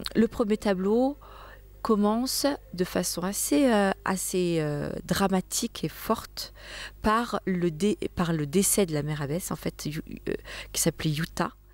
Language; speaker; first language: French; native; French